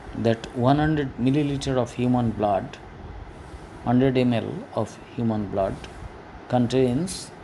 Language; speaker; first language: English; non-native, local second language; Bangla